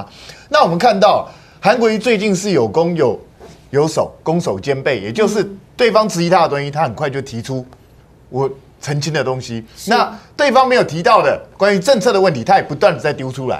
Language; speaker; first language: Chinese; native; Chinese